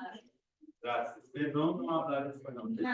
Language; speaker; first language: Spanish; non-native, learner; Portuguese